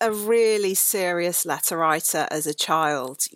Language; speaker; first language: English; native; English